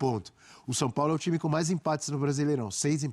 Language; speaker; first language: Portuguese; native; Portuguese